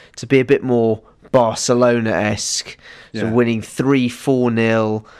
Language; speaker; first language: English; native; English